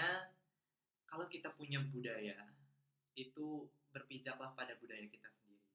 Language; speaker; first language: Indonesian; non-native, local second language; Balinese